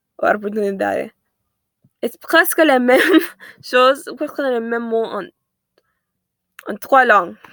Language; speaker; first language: French; non-native, learner; English